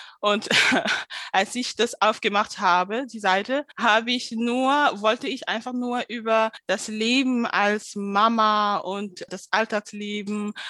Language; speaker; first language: German; non-native, fluent; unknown